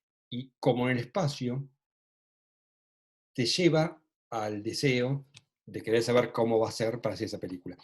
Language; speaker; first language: Spanish; native; Spanish